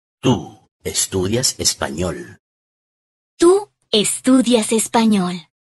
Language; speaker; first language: Spanish; non-native, fluent; Hindi